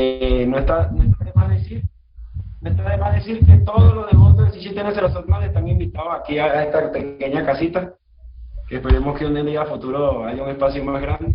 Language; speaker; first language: Spanish; native; Spanish